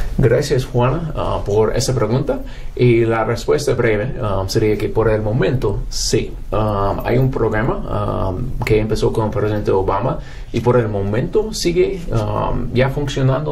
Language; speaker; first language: Spanish; non-native, fluent; English